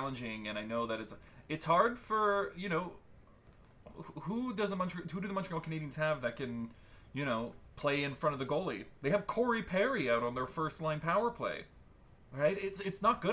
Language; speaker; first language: English; native; English